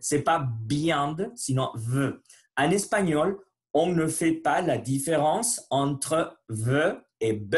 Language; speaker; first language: French; non-native, learner; Spanish